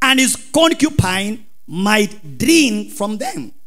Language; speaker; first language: English; non-native, local second language; Swahili